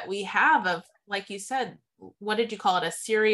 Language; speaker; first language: English; native; English